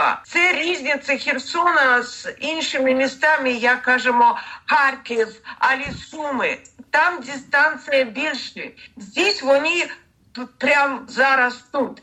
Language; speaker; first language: Ukrainian; non-native, learner; Russian